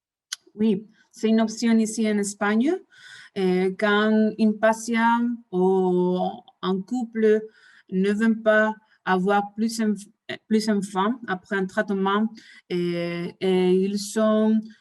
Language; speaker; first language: French; non-native, fluent; Spanish